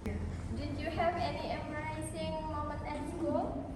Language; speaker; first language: English; non-native, learner; Indonesian